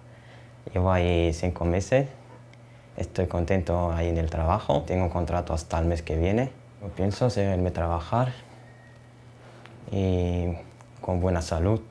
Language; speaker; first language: Spanish; non-native, learner; Arabic